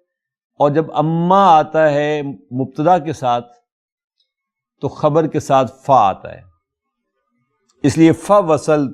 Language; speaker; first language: Urdu; native; Urdu